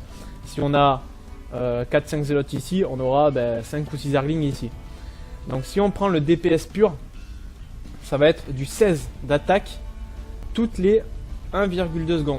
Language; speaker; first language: French; native; French